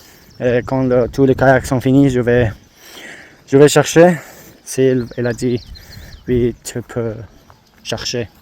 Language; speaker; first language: French; non-native, learner; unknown